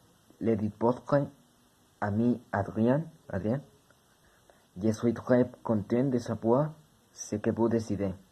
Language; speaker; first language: French; non-native, learner; Spanish